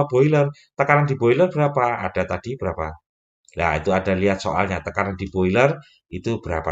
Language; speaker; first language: Indonesian; native; Indonesian